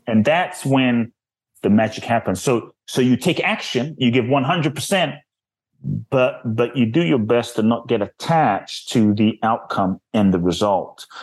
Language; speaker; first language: English; native; English